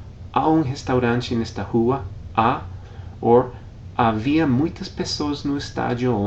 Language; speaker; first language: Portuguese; non-native, fluent; English